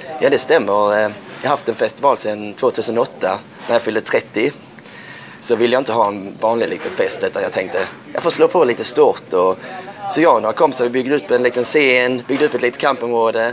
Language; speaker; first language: Swedish; native; Swedish